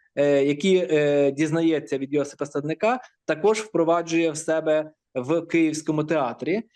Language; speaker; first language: Ukrainian; native; Ukrainian